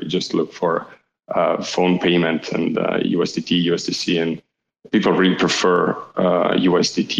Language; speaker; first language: English; non-native, fluent; Italian